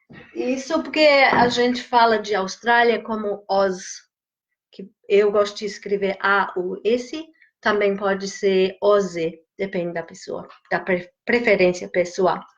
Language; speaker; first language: Portuguese; non-native, fluent; English